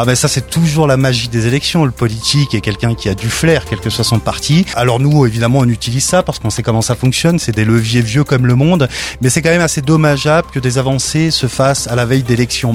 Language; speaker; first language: French; native; French